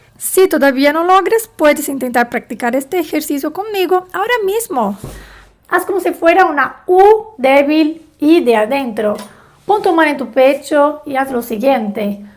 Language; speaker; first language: Spanish; non-native, fluent; Portuguese